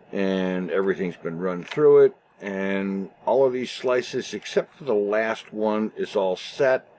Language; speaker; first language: English; native; English